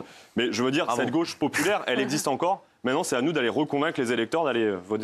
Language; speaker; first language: French; native; French